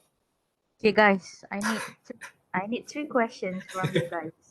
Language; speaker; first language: English; non-native, local second language; Malay